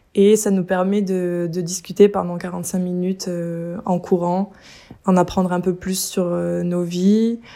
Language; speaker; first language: French; native; French